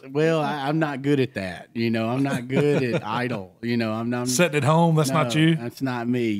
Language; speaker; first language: English; native; English